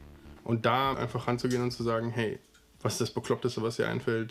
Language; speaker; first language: German; native; German